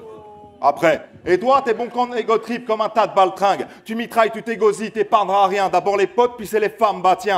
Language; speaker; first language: French; native; French